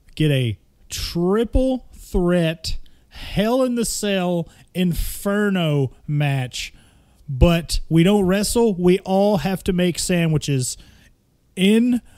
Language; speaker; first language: English; native; English